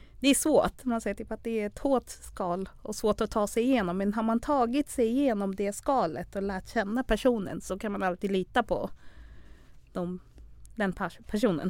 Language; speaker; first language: Swedish; early bilingual, other home language; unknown